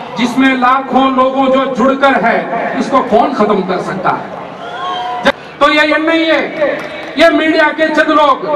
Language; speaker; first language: Urdu; native; Urdu